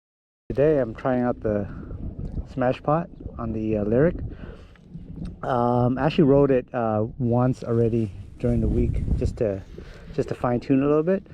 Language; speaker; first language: English; native; English